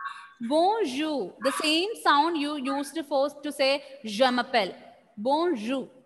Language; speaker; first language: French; non-native, fluent; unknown